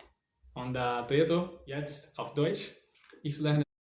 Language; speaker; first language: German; non-native, learner; Portuguese